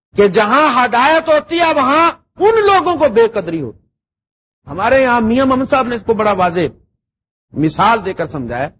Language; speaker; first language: Urdu; non-native, local second language; Punjabi